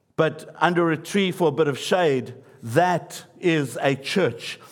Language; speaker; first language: English; native; English